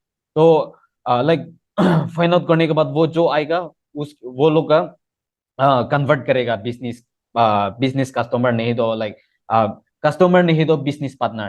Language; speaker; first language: Hindi; non-native, local second language; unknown